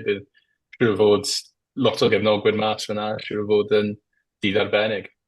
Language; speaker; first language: Welsh; native; Welsh